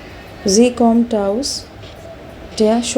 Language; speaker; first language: German; non-native, learner; Hindi